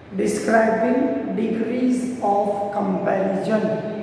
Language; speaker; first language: English; non-native, local second language; Gujarati